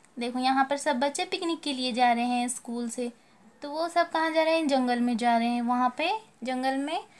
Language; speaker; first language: Urdu; native; Urdu